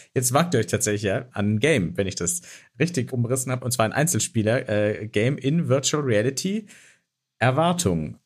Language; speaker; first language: German; native; German